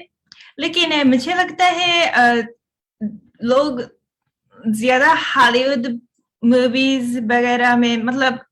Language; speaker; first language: Hindi; non-native, fluent; Japanese